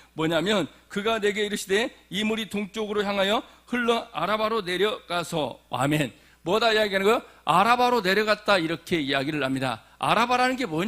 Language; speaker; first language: Korean; native; Korean